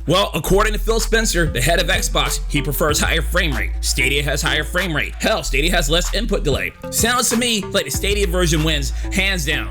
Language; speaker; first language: English; native; English